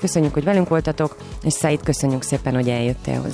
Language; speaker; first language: Hungarian; native; Hungarian